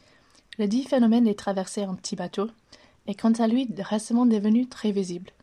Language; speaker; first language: French; native; French